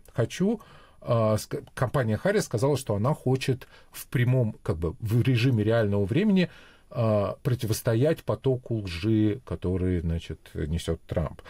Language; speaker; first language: Russian; native; Russian